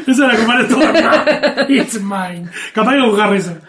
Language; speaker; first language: Spanish; native; Spanish